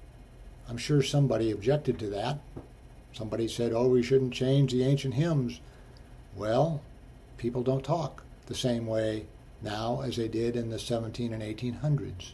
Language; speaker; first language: English; native; English